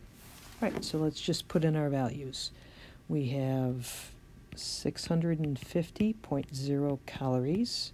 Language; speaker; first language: English; native; English